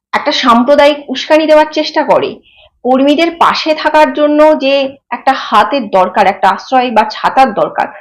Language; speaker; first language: Bangla; native; Bangla